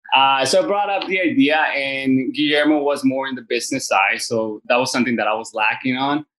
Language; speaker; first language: English; early bilingual, other home language; Spanish